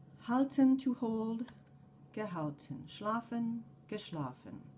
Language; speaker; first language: German; non-native, fluent; English